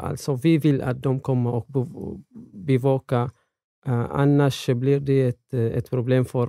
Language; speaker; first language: Swedish; non-native, fluent; Arabic